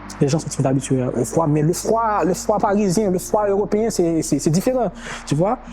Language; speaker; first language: French; non-native, local second language; Haitian Creole